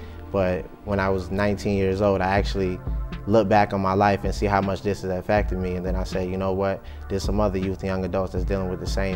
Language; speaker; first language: English; native; English